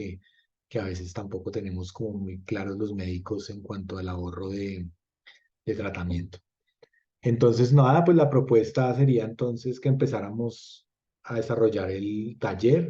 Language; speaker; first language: Spanish; native; Spanish